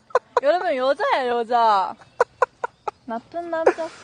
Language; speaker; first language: Korean; non-native, learner; Japanese